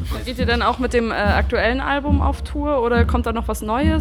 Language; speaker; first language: German; native; German